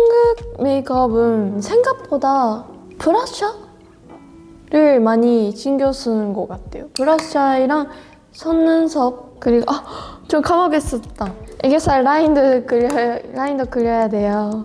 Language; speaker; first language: Korean; non-native, fluent; Japanese